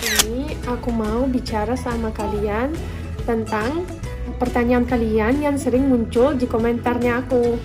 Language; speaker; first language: Indonesian; non-native, fluent; Russian